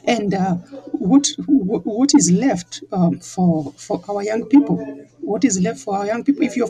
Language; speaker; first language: English; non-native, local second language; Luo (Kenya and Tanzania)